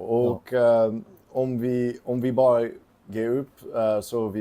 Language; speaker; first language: Swedish; non-native, fluent; English